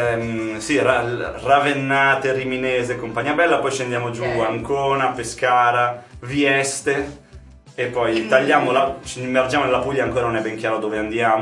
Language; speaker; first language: Italian; native; Italian